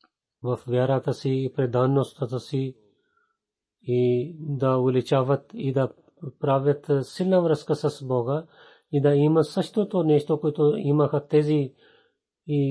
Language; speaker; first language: Bulgarian; non-native, learner; Urdu